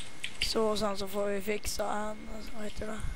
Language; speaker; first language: Swedish; native; Swedish